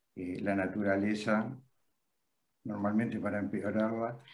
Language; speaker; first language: Spanish; native; Spanish